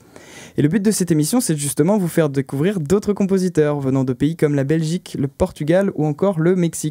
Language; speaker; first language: French; native; French